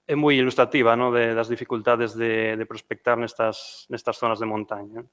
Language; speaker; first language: Galician; non-native, fluent; Spanish